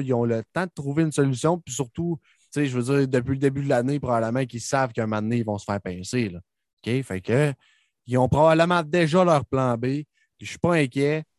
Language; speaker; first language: French; native; French